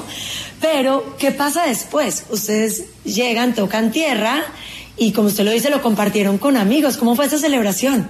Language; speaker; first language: Spanish; native; Spanish